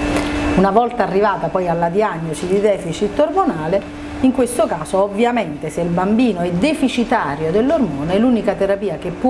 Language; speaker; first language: Italian; native; Italian